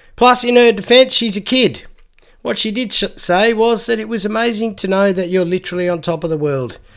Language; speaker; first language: English; native; English